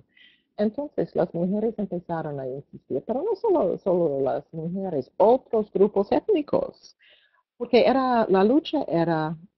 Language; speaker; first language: Spanish; non-native, fluent; English